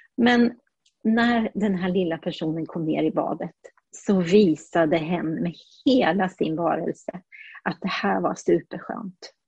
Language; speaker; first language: Swedish; early bilingual, heritage; Swedish